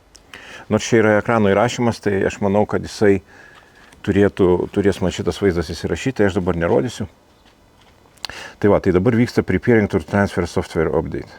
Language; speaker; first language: Lithuanian; native; Lithuanian